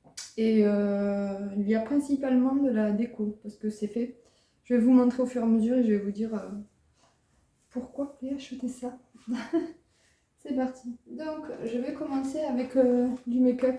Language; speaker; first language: French; native; French